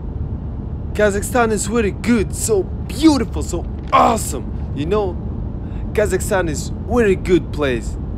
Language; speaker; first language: English; non-native, learner; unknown